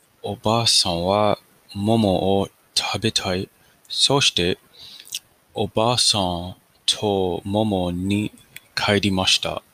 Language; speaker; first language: Japanese; non-native, learner; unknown